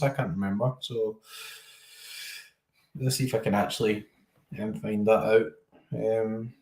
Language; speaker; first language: English; native; English